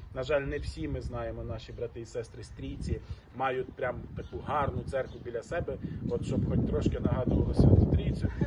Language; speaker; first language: Ukrainian; non-native, local second language; Russian